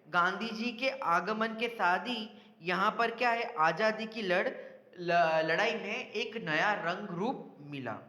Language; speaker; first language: Hindi; non-native, local second language; Gujarati